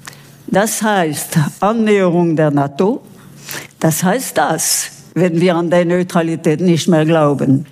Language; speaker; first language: German; non-native, local second language; French